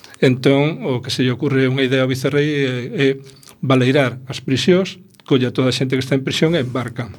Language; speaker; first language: Galician; non-native, local second language; Spanish